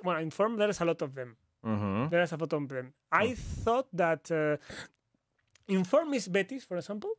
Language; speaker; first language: English; non-native, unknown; Spanish